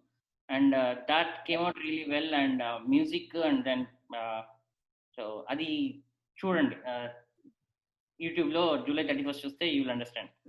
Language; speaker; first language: Telugu; native; Telugu